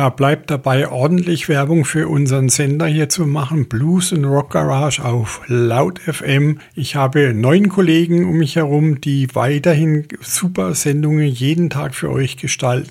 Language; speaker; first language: German; native; German